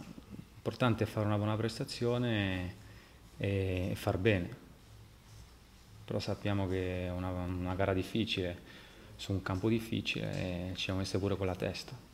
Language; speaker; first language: Italian; non-native, fluent; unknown